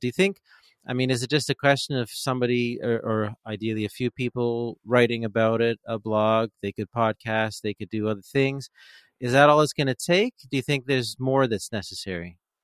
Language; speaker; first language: English; native; English